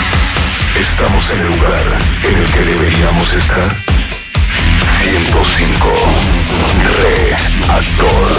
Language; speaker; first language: Spanish; native; Spanish